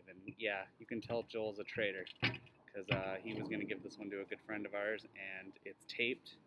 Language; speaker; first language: English; native; English